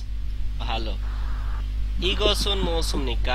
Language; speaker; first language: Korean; non-native, fluent; Bangla